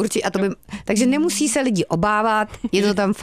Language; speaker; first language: Czech; native; Czech